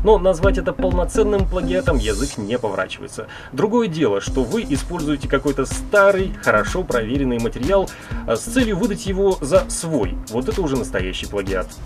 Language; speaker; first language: Russian; native; Russian